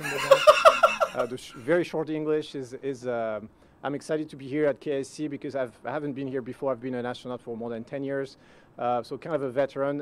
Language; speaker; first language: English; non-native, fluent; French